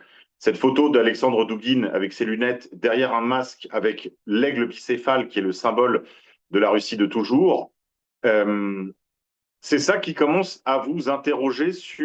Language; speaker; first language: French; native; French